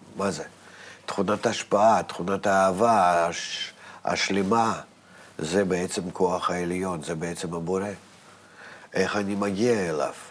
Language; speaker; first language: Hebrew; non-native, fluent; Russian